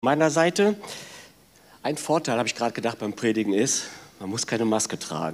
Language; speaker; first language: German; native; German